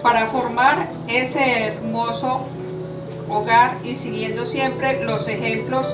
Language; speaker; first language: Spanish; native; Spanish